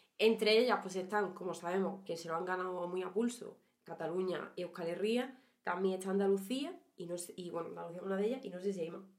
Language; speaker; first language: Spanish; native; Spanish